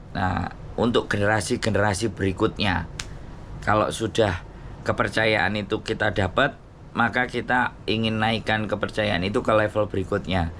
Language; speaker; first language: Indonesian; native; Indonesian